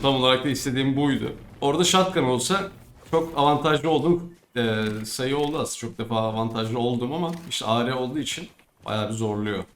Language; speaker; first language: Turkish; native; Turkish